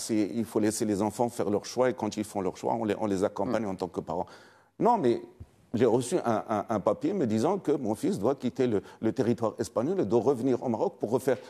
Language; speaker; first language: French; non-native, local second language; Arabic